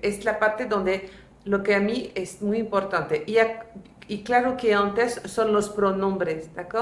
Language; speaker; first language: Spanish; non-native, fluent; French